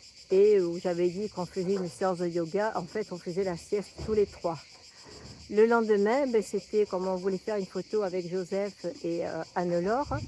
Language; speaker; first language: French; native; French